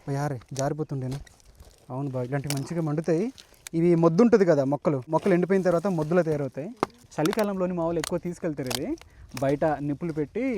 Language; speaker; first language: Telugu; non-native, local second language; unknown